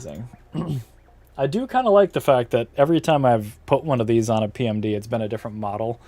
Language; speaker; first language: English; native; English